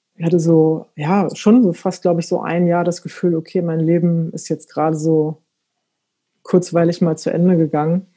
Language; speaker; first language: German; native; German